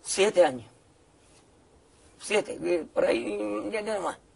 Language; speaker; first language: Spanish; native; Spanish